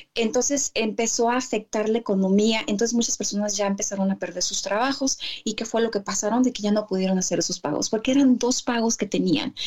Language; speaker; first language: Spanish; native; Spanish